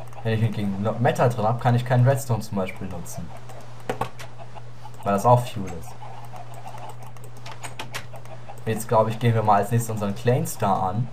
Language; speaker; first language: German; native; German